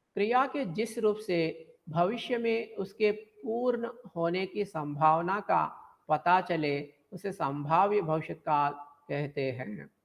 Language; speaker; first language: Hindi; non-native, local second language; Telugu